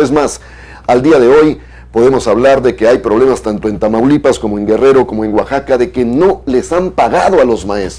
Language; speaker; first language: Spanish; native; Spanish